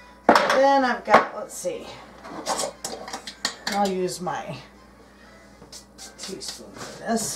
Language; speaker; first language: English; native; English